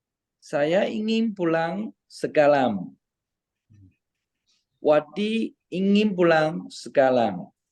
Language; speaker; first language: Indonesian; non-native, learner; Chinese